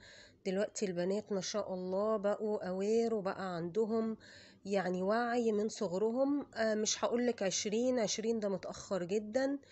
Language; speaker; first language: Arabic; native; Arabic